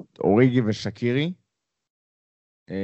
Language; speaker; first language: Hebrew; native; Hebrew